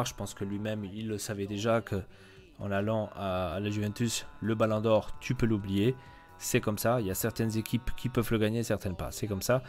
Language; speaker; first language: French; native; French